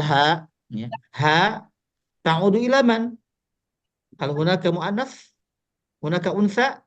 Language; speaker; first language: Arabic; non-native, fluent; Indonesian